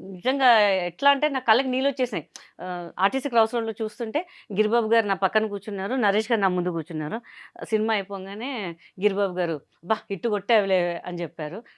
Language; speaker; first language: Telugu; non-native, local second language; Hindi